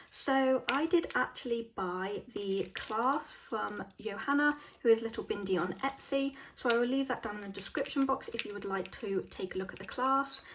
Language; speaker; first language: English; native; English